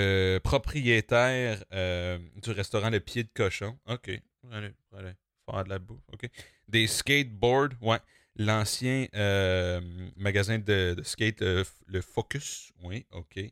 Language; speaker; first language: French; native; French